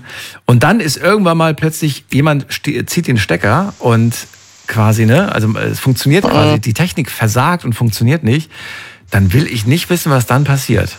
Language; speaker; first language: German; native; German